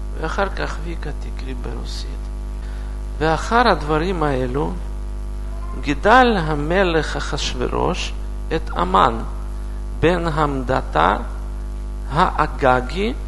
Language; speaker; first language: Hebrew; non-native, learner; Russian